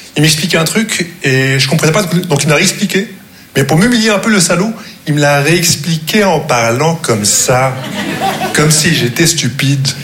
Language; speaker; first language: French; non-native, local second language; Arabic